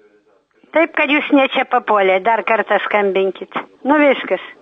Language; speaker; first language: Lithuanian; native; Lithuanian